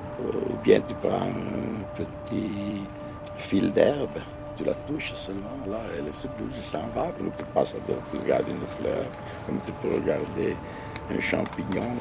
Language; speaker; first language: French; non-native, local second language; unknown